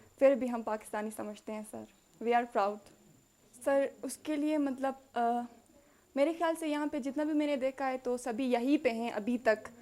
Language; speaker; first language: Urdu; non-native, local second language; Khowar